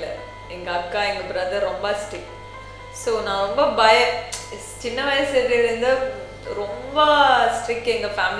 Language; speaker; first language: Tamil; non-native, learner; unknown